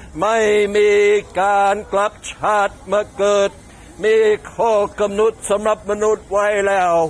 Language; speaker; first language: Thai; non-native, fluent; English